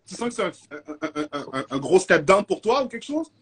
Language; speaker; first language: French; native; French